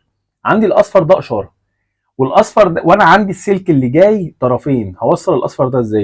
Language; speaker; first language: Arabic; native; Arabic